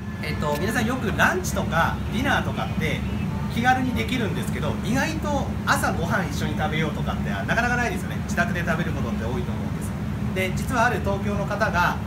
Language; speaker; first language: Japanese; native; Japanese